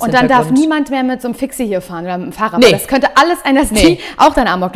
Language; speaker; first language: German; native; German